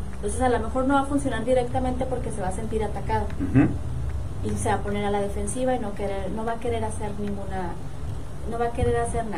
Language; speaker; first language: Spanish; native; Spanish